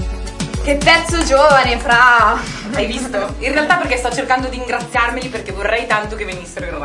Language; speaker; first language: Italian; native; Italian